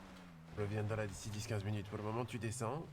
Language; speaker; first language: French; native; French